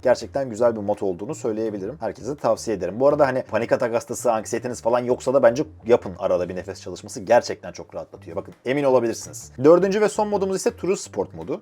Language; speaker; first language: Turkish; native; Turkish